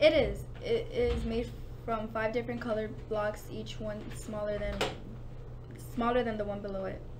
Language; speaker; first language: English; native; English